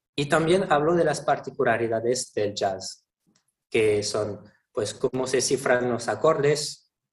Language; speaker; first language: Spanish; non-native, fluent; French